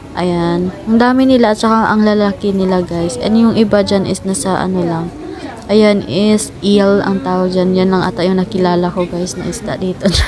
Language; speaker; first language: Filipino; non-native, local second language; Cebuano